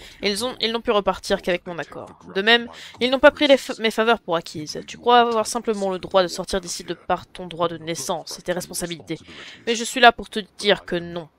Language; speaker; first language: French; native; French